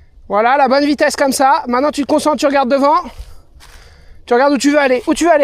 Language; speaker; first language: French; native; French